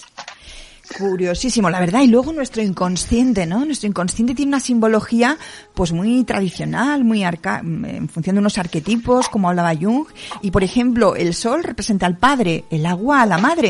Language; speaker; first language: Spanish; native; Spanish